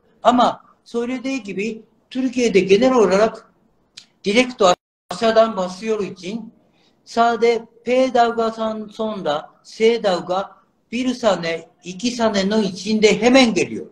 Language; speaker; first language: Turkish; non-native, learner; Japanese